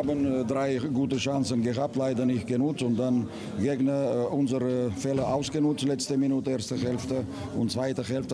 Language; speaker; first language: German; non-native, learner; Russian